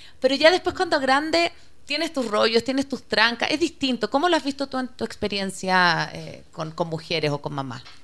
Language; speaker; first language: Spanish; native; Spanish